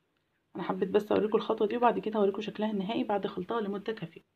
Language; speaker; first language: Arabic; native; Arabic